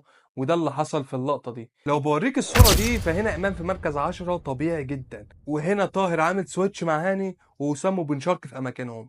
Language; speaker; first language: Arabic; native; Arabic